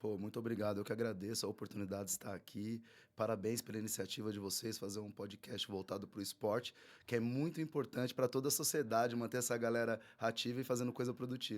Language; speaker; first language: Portuguese; native; Portuguese